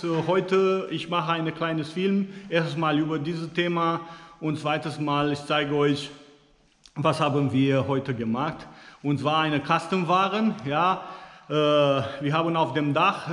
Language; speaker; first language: German; non-native, fluent; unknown